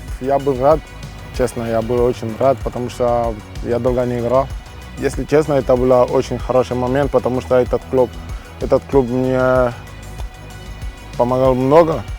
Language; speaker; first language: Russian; non-native, learner; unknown